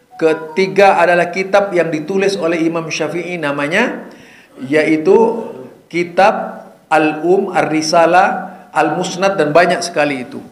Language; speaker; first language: Indonesian; non-native, local second language; Madurese